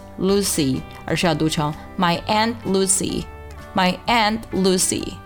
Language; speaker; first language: Chinese; native; Chinese